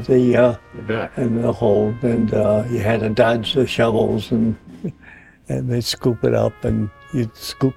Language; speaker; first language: English; native; English